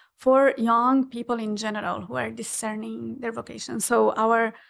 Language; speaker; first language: English; non-native, fluent; Portuguese